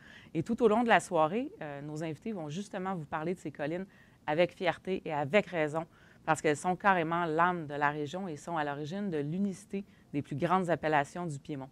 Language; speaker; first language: French; native; French